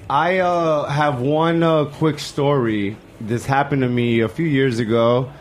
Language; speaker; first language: English; native; English